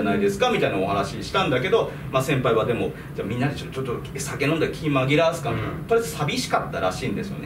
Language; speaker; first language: Japanese; native; Japanese